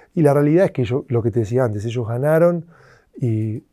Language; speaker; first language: Spanish; native; Spanish